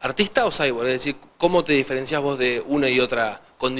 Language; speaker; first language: Spanish; native; Spanish